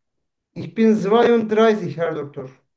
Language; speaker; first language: German; non-native, learner; Turkish